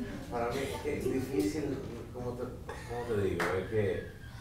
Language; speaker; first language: Spanish; native; Spanish